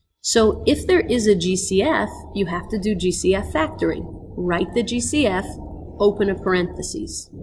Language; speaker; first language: English; native; English